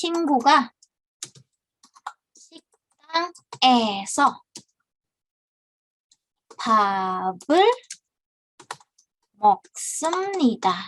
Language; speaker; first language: Korean; non-native, fluent; Indonesian